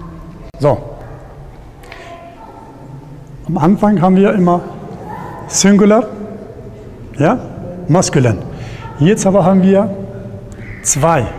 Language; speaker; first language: German; non-native, learner; Arabic